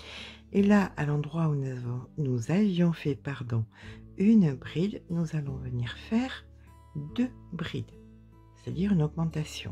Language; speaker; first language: French; native; French